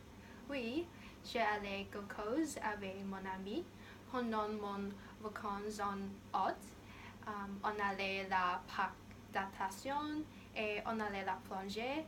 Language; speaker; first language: French; non-native, learner; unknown